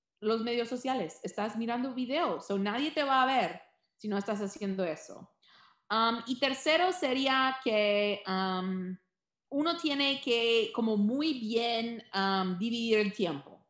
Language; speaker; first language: Spanish; early bilingual, heritage; Spanish